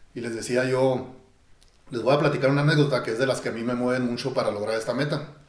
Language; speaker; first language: Spanish; native; Spanish